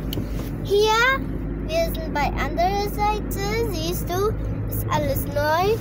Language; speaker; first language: German; early bilingual, other home language; Vietnamese